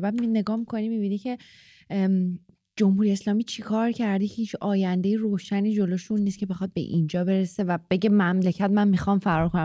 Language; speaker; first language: Persian; native; Persian